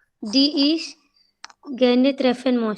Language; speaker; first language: German; non-native, learner; Hindi